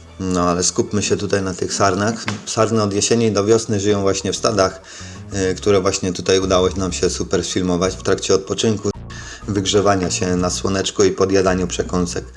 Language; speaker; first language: Polish; native; Polish